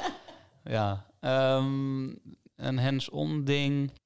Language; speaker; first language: Dutch; native; Dutch